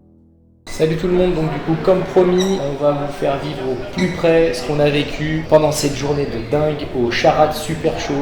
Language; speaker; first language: French; native; French